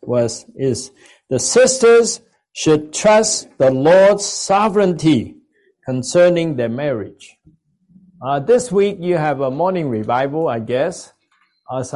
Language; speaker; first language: English; non-native, local second language; Cantonese